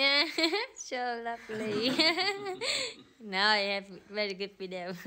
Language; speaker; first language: English; non-native, learner; Vietnamese